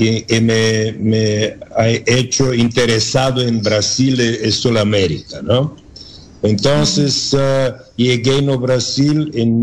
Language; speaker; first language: Spanish; non-native, learner; Bulgarian